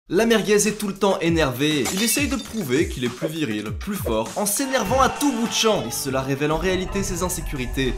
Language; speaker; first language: French; native; French